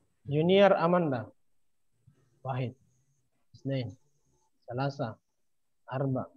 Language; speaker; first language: Arabic; non-native, fluent; Indonesian